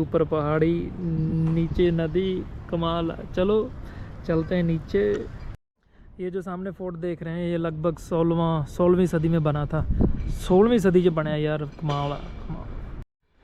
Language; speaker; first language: Hindi; non-native, local second language; Punjabi